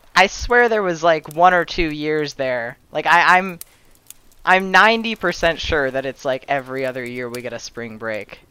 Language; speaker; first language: English; native; English